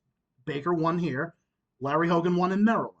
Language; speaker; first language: English; native; English